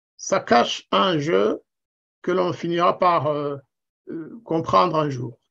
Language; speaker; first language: French; non-native, local second language; Kinyarwanda